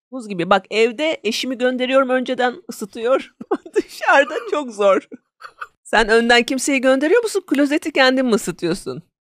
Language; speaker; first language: Turkish; native; Turkish